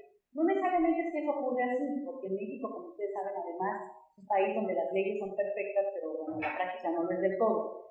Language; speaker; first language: Spanish; native; Spanish